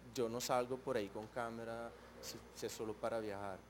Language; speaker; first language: Spanish; non-native, fluent; Portuguese